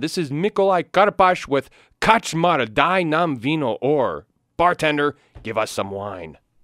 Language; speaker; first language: English; native; English